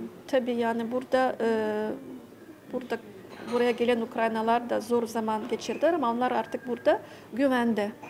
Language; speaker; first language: Turkish; non-native, fluent; Ukrainian